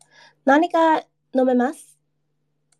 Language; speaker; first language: Japanese; non-native, learner; English